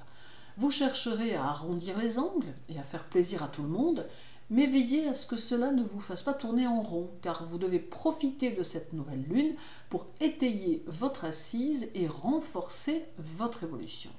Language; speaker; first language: French; native; French